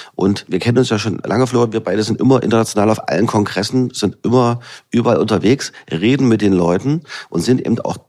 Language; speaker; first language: German; native; German